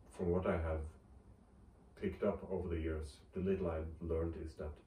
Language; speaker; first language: English; non-native, fluent; Norwegian